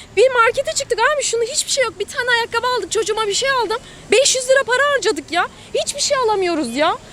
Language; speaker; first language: Turkish; native; Turkish